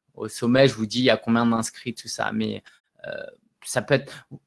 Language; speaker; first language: French; native; French